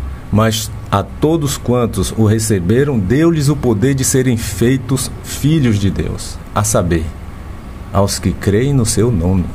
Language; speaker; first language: Portuguese; native; Portuguese